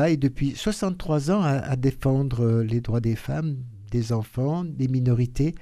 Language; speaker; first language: French; native; French